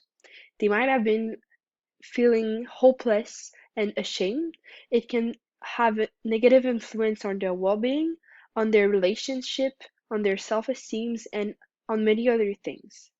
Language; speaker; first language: English; non-native, local second language; French